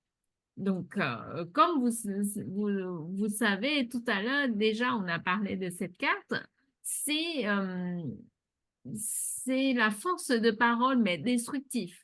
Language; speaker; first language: French; non-native, fluent; Vietnamese